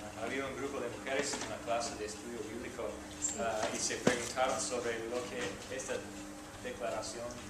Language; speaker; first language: Spanish; non-native, fluent; English